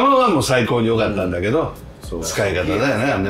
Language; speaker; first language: Japanese; native; Japanese